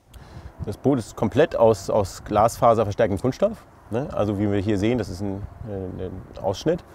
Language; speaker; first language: German; native; German